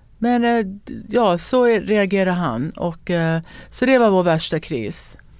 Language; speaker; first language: Swedish; native; Swedish